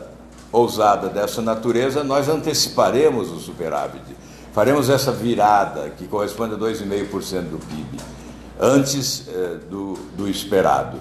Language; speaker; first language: Portuguese; native; Portuguese